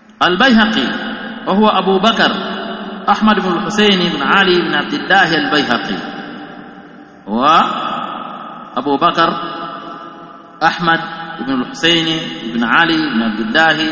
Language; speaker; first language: Arabic; non-native, fluent; Swahili